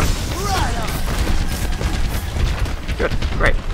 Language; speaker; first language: English; native; English